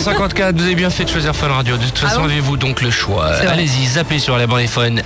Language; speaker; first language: French; native; French